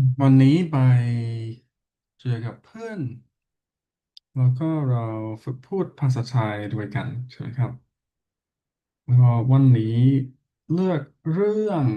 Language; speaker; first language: Thai; non-native, learner; English